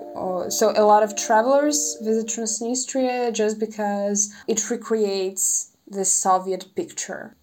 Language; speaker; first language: English; non-native, fluent; Russian